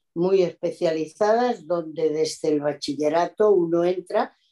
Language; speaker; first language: Spanish; native; Spanish